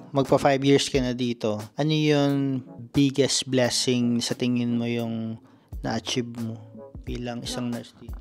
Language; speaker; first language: Filipino; native; Filipino